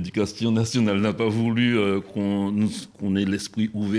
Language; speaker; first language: French; native; French